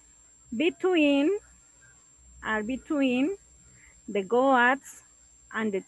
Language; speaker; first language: English; non-native, learner; Spanish